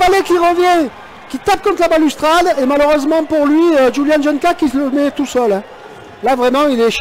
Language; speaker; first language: French; native; French